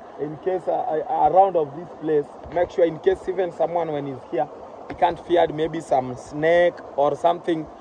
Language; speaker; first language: English; non-native, learner; Swahili